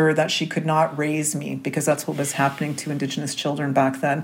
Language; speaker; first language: English; native; English